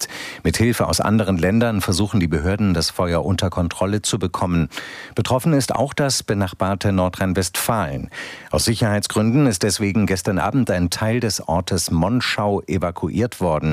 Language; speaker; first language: German; native; German